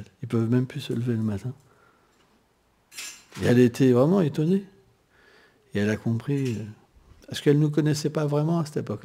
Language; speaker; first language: French; native; French